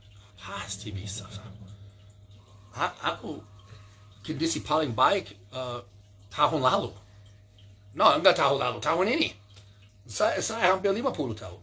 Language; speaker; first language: Indonesian; non-native, learner; English